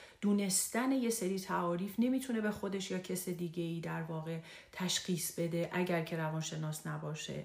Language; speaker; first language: Persian; native; Persian